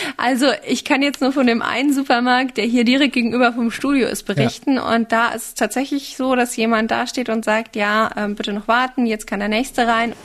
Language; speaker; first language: German; native; German